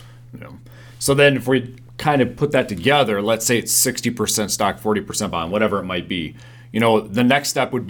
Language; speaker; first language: English; native; English